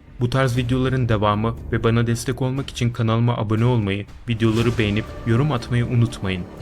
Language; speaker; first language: Turkish; native; Turkish